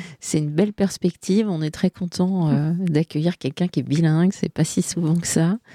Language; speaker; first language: French; native; French